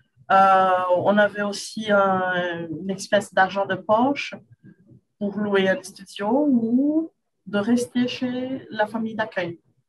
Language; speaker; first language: French; non-native, fluent; Portuguese